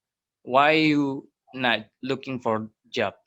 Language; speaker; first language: English; non-native, learner; Indonesian